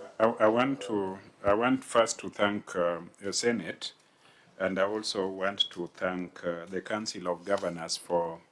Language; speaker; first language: English; non-native, local second language; Luo (Kenya and Tanzania)